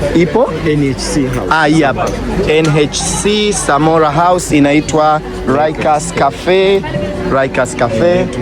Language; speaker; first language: Swahili; native; Swahili